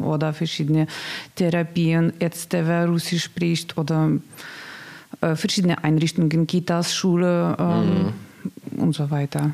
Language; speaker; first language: German; non-native, learner; Russian